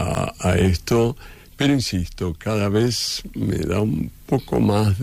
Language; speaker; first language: Spanish; native; Spanish